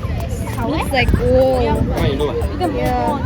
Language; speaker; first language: English; non-native, local second language; Malay